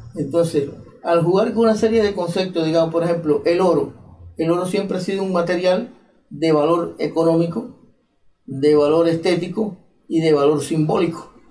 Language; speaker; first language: Spanish; native; Spanish